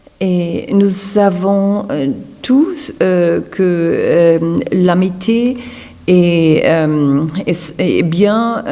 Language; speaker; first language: French; non-native, fluent; German